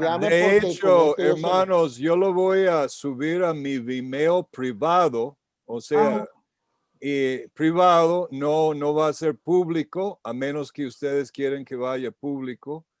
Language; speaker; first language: Spanish; non-native, fluent; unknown